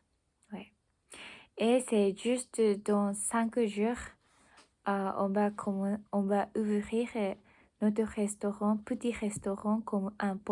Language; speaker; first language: French; non-native, learner; Japanese